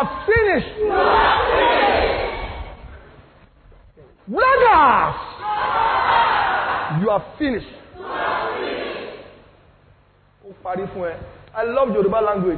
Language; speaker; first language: English; non-native, local second language; Yoruba